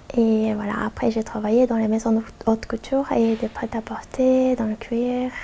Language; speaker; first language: French; non-native, fluent; Japanese